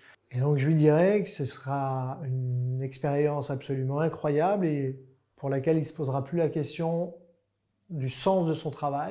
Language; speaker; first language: French; native; French